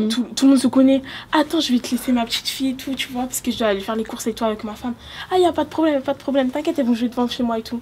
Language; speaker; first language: French; native; French